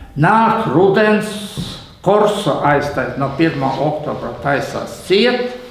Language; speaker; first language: Latvian; non-native, local second language; Russian